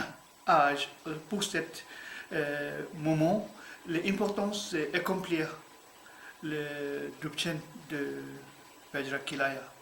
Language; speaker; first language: French; non-native, learner; Tibetan